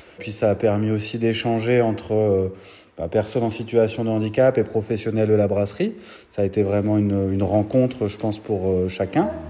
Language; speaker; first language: French; native; French